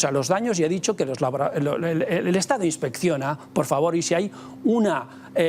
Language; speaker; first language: Spanish; native; Spanish